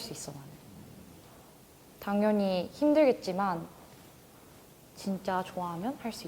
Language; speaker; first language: Korean; early bilingual, heritage; Korean